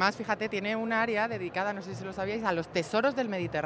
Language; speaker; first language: Spanish; native; Spanish